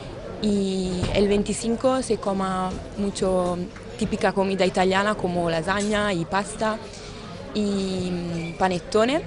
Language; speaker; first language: Spanish; non-native, learner; Italian